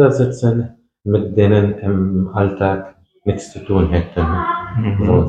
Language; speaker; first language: German; non-native, fluent; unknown